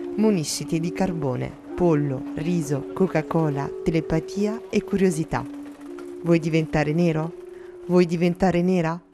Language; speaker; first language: Italian; non-native, fluent; Arabic